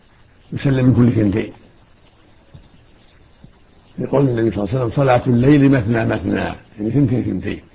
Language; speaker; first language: Arabic; native; Arabic